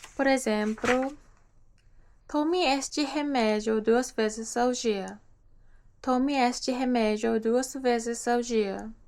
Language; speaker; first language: Portuguese; non-native, learner; Japanese